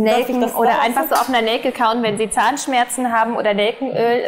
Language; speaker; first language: German; native; German